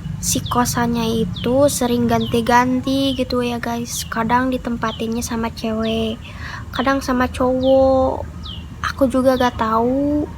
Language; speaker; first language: Indonesian; non-native, local second language; Sundanese